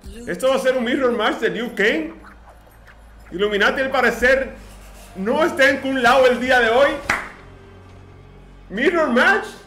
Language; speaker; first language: Spanish; native; Spanish